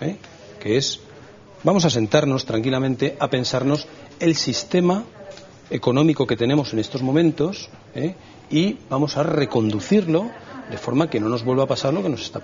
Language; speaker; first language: Spanish; native; Spanish